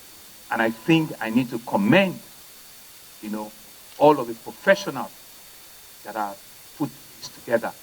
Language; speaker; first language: English; non-native, local second language; Yoruba